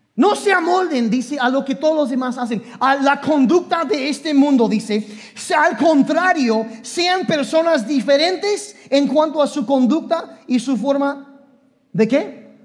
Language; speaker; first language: Spanish; non-native, fluent; English